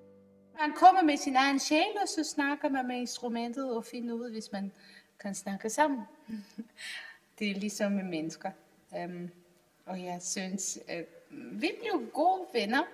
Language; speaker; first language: Danish; non-native, fluent; Armenian